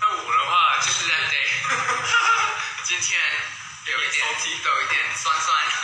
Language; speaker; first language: Chinese; non-native, learner; Thai